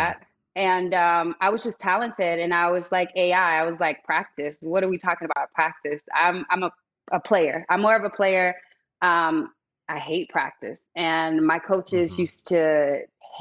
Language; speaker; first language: English; native; English